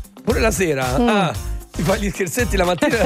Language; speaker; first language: Italian; native; Italian